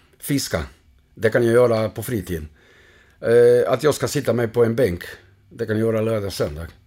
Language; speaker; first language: Swedish; non-native, fluent; Croatian